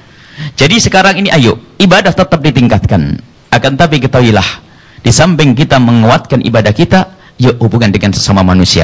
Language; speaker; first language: Indonesian; native; Indonesian